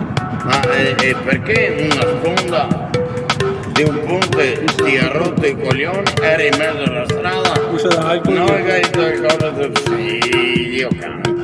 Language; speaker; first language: Italian; non-native, local second language; Venetian